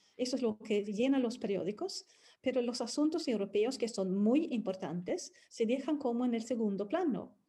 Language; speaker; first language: Spanish; non-native, fluent; Swedish